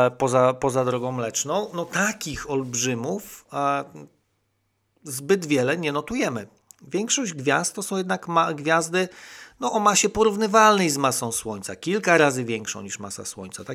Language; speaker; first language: Polish; native; Polish